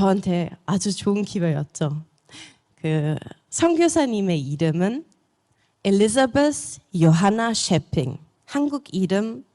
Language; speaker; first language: Korean; non-native, fluent; German